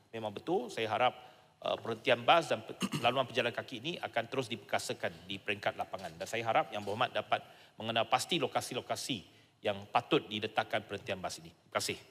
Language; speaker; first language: Malay; non-native, local second language; Chinese